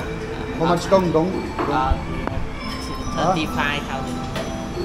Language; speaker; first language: English; non-native, learner; German